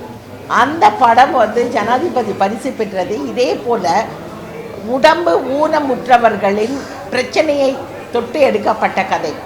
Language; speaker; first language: Tamil; native; Tamil